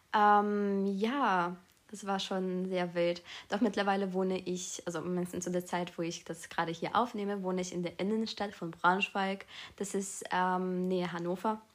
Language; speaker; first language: German; early bilingual, other home language; Polish